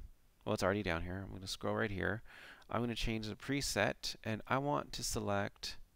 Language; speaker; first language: English; native; English